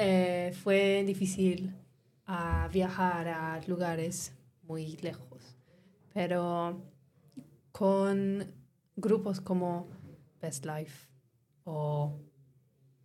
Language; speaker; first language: Spanish; non-native, learner; English